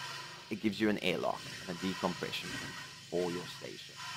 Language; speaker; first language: English; native; English